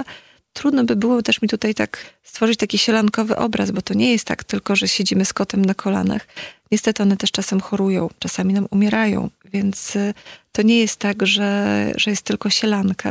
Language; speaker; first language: Polish; native; Polish